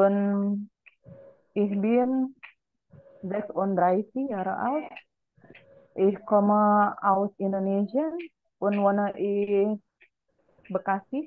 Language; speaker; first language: German; non-native, learner; Indonesian